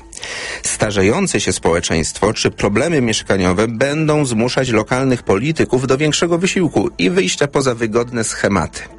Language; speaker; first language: Polish; native; Polish